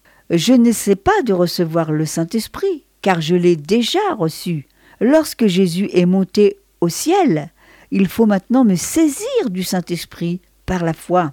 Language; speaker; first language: French; native; French